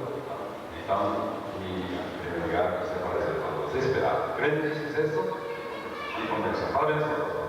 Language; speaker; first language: Portuguese; non-native, learner; Japanese